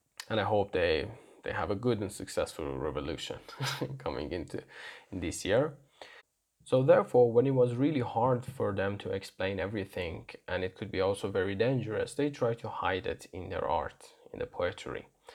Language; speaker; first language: English; non-native, fluent; Persian